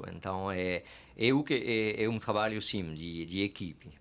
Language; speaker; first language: Portuguese; non-native, fluent; French